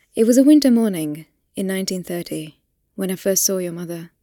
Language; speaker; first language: English; non-native, local second language; Hindi